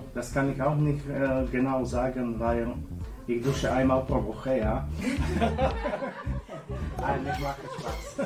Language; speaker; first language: German; non-native, learner; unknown